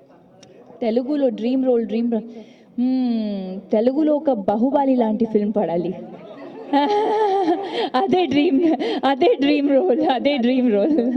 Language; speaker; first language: Telugu; non-native, fluent; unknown